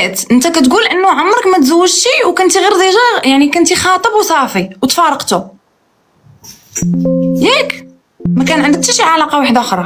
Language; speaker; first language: Arabic; native; Arabic